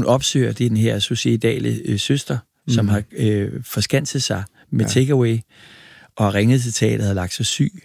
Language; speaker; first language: Danish; native; Danish